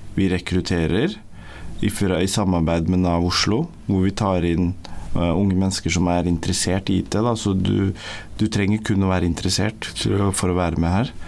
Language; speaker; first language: Norwegian; early bilingual, other home language; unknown